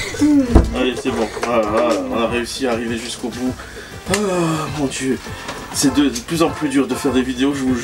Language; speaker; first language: French; native; French